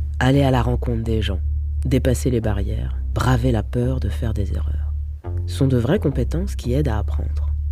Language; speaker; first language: French; native; French